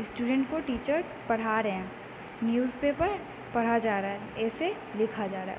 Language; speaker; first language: Hindi; native; Hindi